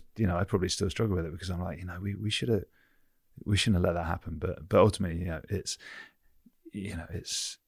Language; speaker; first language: English; native; English